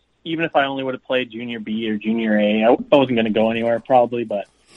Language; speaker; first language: English; native; English